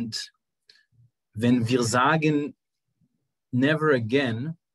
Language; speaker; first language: German; non-native, fluent; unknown